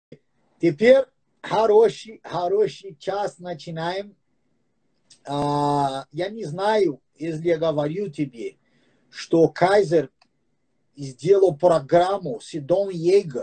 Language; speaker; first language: Russian; non-native, fluent; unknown